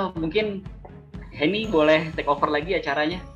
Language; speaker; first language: Indonesian; native; Indonesian